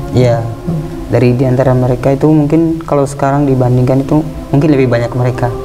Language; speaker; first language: Indonesian; non-native, local second language; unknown